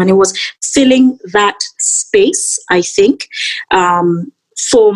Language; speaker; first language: English; non-native, local second language; Yoruba